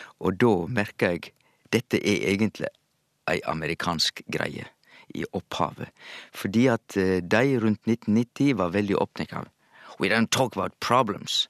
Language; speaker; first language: Norwegian; native; Norwegian